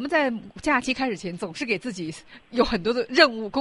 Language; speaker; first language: Chinese; native; Chinese